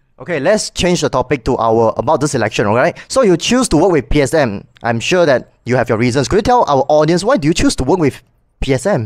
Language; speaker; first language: English; non-native, local second language; Chinese